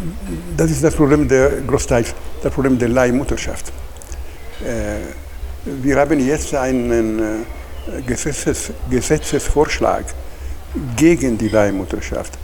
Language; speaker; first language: German; non-native, fluent; Italian